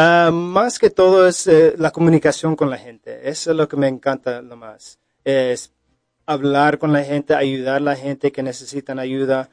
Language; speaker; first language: Spanish; early bilingual, heritage; Spanish